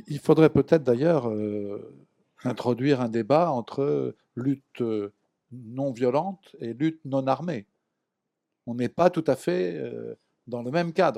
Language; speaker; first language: French; native; French